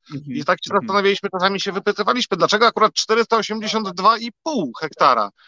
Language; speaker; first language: Polish; native; Polish